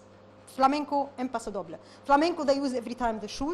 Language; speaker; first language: English; non-native, learner; Arabic